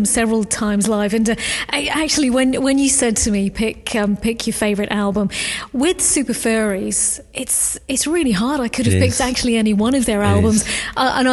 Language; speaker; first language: English; native; English